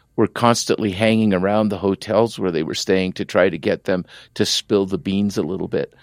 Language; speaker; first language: English; early bilingual, other home language; Spanish